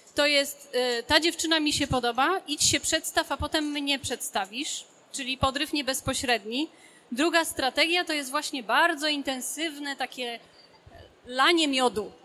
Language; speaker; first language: Polish; native; Polish